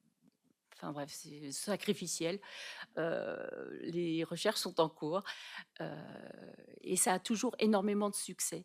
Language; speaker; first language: French; native; French